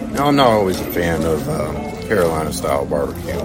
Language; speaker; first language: English; native; English